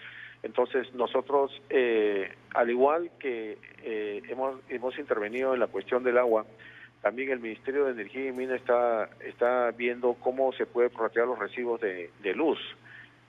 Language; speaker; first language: Spanish; native; Spanish